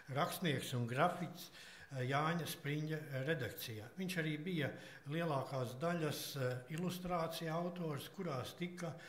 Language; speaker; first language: Latvian; native; Latvian